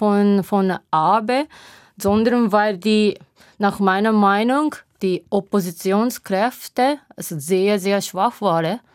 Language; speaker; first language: German; non-native, learner; Japanese